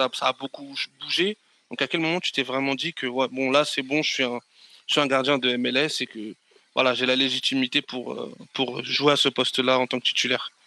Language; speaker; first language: French; native; French